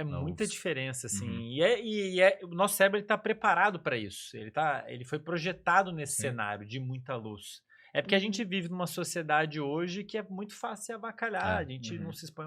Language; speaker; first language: Portuguese; native; Portuguese